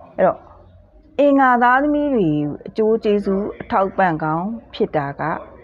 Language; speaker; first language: Burmese; native; Burmese